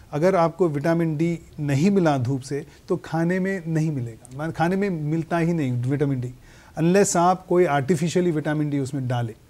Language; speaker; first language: Hindi; native; Hindi